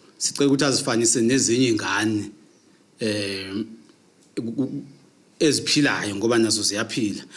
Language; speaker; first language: Zulu; native; Zulu